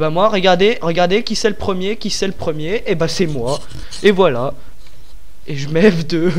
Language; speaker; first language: French; native; French